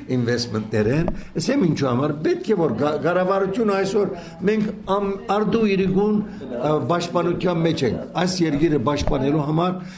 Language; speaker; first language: Armenian; early bilingual, heritage; Armenian